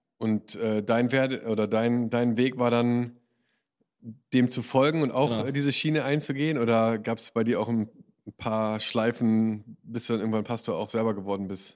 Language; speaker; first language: German; native; German